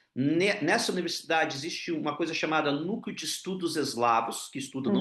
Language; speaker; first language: Portuguese; non-native, local second language; Ukrainian